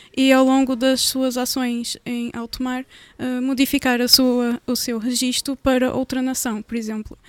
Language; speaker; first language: Portuguese; native; Portuguese